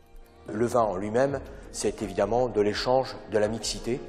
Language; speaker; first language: French; native; French